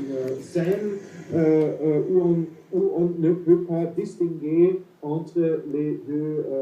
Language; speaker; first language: French; non-native, fluent; German